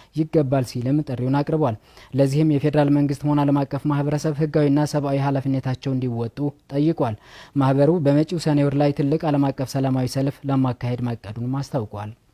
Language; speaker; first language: Amharic; native; Amharic